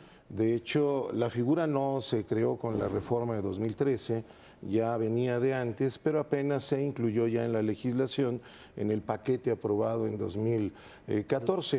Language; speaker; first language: Spanish; native; Spanish